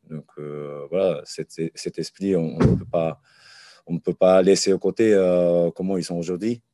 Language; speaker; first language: French; non-native, learner; Japanese